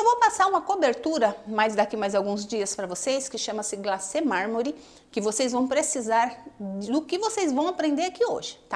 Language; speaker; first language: Portuguese; native; Portuguese